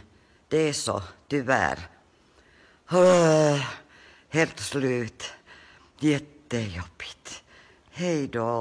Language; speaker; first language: Swedish; non-native, fluent; Finnish